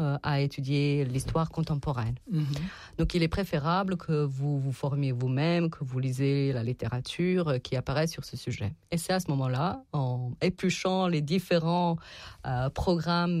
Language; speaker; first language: French; non-native, fluent; Serbian